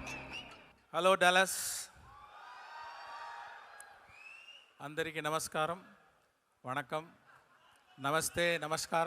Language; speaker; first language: Telugu; non-native, learner; Tamil